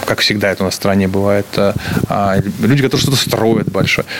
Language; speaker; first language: Russian; native; Russian